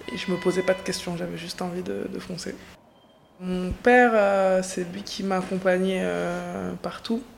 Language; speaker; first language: French; native; French